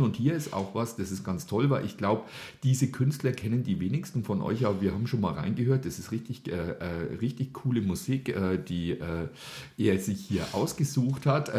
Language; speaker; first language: German; native; German